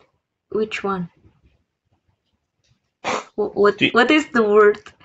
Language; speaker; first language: English; non-native, learner; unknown